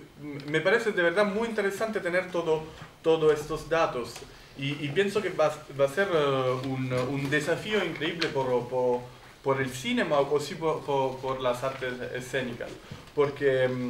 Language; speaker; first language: Spanish; non-native, fluent; Italian